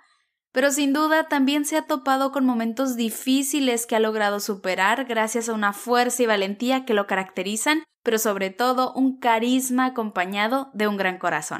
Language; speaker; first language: Spanish; native; Spanish